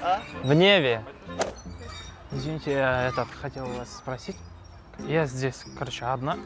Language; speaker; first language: Russian; non-native, local second language; Kazakh